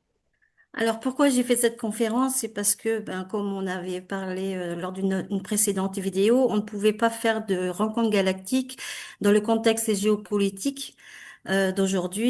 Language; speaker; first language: French; native; French